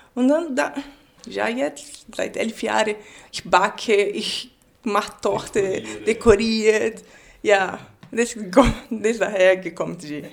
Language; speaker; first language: German; non-native, learner; Portuguese